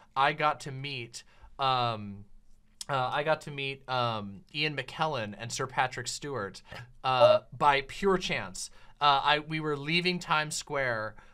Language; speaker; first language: English; native; English